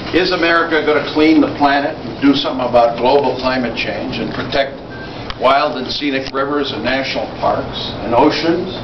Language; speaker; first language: English; early bilingual, other home language; Spanish